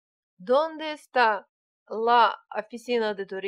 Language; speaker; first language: Spanish; non-native, learner; Russian